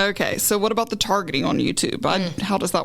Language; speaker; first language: English; native; English